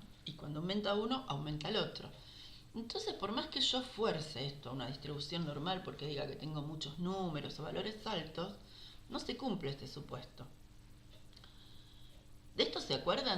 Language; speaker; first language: Spanish; native; Spanish